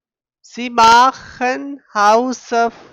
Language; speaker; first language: German; non-native, fluent; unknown